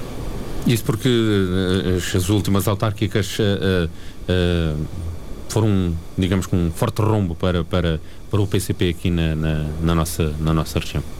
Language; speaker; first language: Portuguese; native; Portuguese